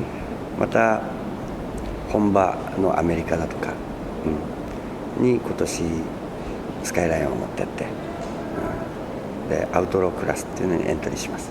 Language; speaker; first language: Japanese; native; Japanese